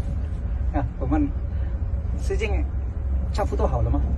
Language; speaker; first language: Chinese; non-native, learner; Indonesian